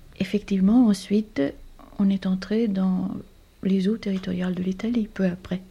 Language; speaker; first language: French; non-native, fluent; Greek